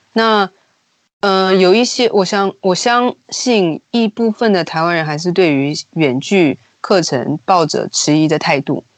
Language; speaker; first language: Chinese; native; Chinese